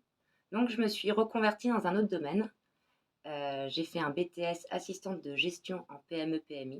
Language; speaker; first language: French; native; French